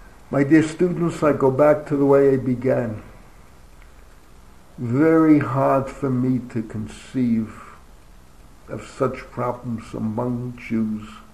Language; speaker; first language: English; native; English